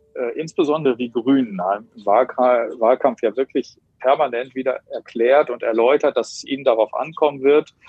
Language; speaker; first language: German; native; German